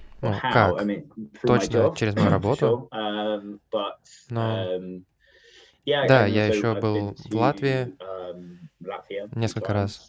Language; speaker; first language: Russian; non-native, fluent; English